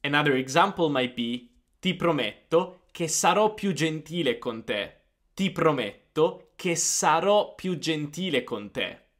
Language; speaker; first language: Italian; native; Italian